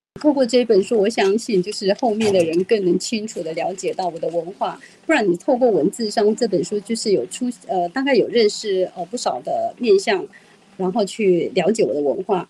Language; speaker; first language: Chinese; non-native, local second language; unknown